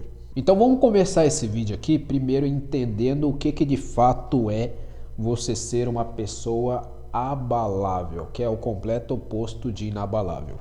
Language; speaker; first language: Portuguese; native; Portuguese